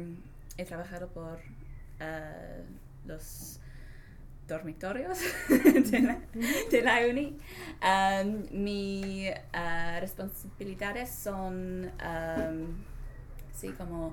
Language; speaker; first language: Spanish; non-native, learner; English